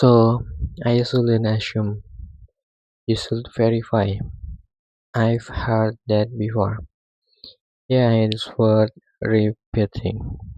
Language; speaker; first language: English; non-native, learner; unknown